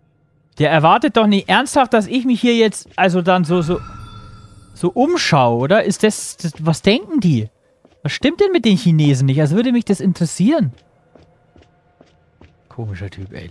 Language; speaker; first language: German; native; German